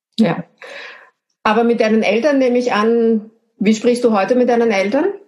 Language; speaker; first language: German; native; German